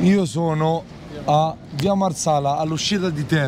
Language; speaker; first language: Italian; native; Italian